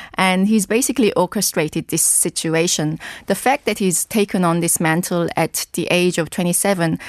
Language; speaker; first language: English; non-native, fluent; Korean